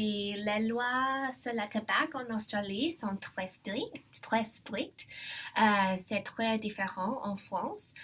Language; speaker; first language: French; non-native, learner; English